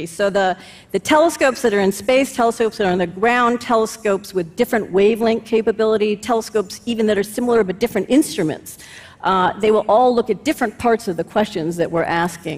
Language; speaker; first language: English; native; English